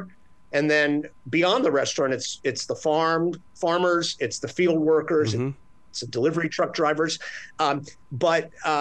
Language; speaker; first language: English; native; English